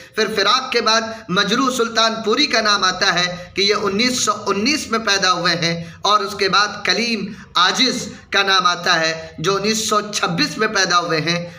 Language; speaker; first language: Urdu; native; Urdu